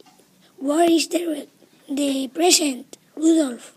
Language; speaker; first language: English; non-native, learner; Spanish